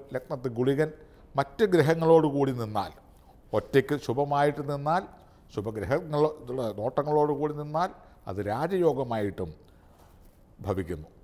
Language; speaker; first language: Malayalam; native; Malayalam